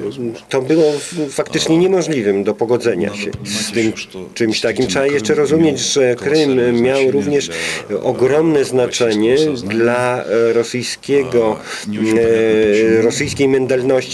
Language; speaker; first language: Polish; non-native, fluent; Russian